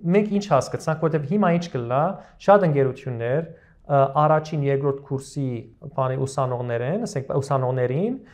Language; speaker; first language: Armenian; early bilingual, heritage; Armenian